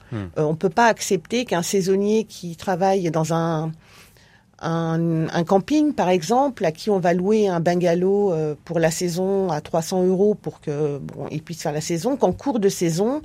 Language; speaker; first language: French; native; French